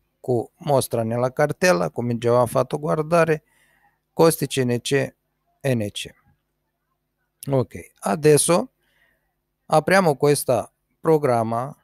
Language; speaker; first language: Italian; non-native, learner; Romanian